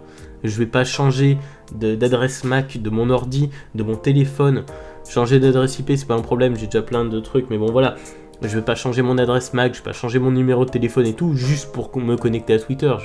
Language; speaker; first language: French; native; French